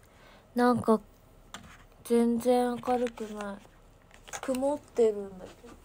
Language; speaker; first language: Japanese; native; Japanese